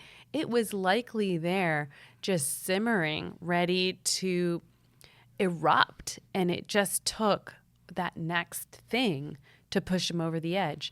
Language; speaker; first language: English; native; English